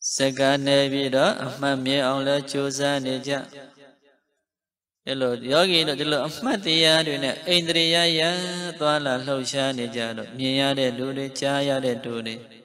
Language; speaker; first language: Burmese; non-native, local second language; Mon